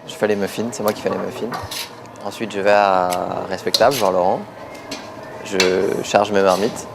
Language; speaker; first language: French; native; French